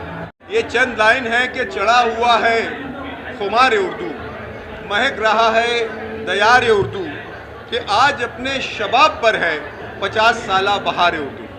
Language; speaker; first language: Hindi; native; Hindi